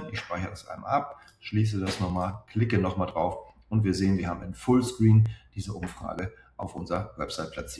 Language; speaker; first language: German; native; German